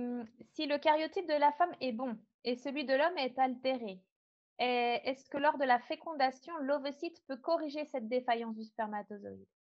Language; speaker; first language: French; native; French